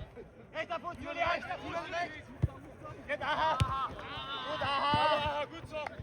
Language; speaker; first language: German; native; German